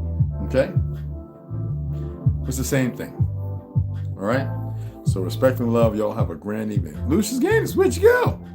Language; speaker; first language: English; native; English